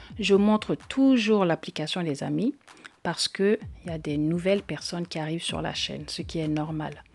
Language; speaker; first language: French; native; French